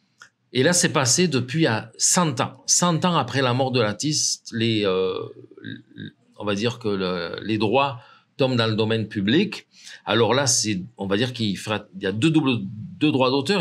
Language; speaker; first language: French; native; French